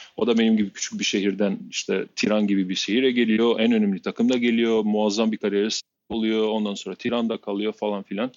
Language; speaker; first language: Turkish; non-native, fluent; Albanian